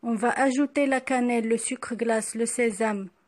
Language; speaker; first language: French; non-native, local second language; Arabic